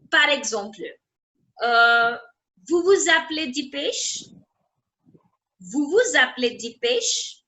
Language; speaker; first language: French; non-native, fluent; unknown